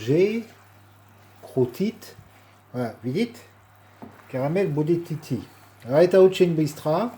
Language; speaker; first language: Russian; non-native, learner; French